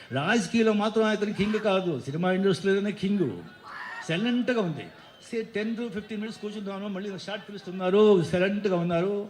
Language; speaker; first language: Telugu; non-native, fluent; Marathi